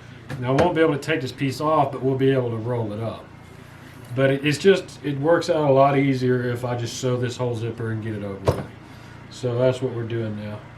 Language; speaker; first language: English; native; English